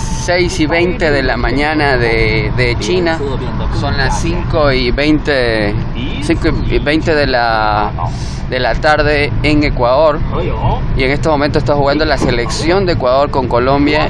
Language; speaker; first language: Spanish; native; Spanish